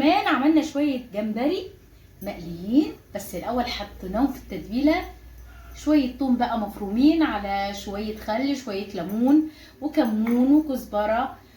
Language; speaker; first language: Arabic; native; Arabic